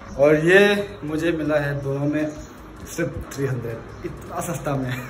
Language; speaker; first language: Hindi; non-native, local second language; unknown